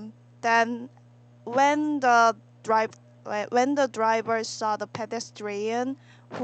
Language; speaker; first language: English; non-native, learner; Korean